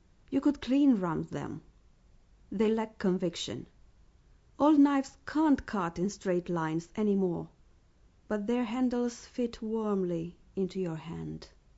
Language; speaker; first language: English; non-native, fluent; Romanian